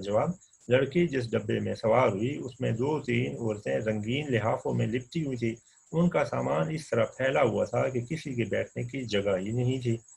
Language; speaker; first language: Urdu; non-native, local second language; Punjabi